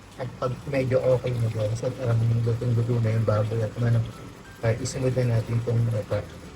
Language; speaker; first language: Filipino; native; Filipino